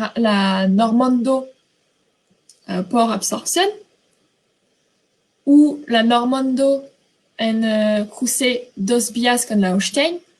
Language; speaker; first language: Spanish; non-native, fluent; French